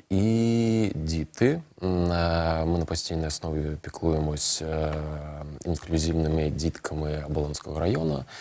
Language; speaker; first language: Ukrainian; non-native, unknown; Russian